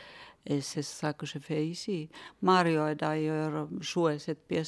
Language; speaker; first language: French; non-native, fluent; Finnish